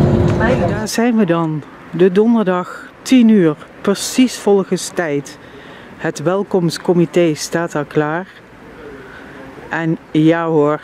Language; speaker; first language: Dutch; native; Dutch